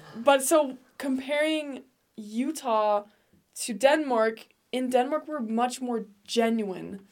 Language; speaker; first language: English; non-native, fluent; Danish